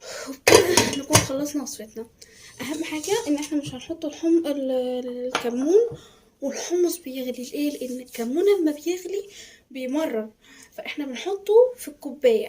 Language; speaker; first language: Arabic; native; Arabic